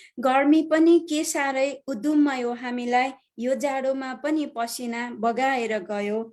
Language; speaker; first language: Nepali; native; Nepali